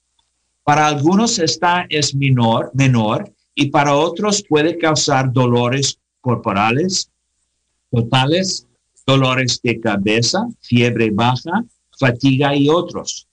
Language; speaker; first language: Spanish; non-native, learner; English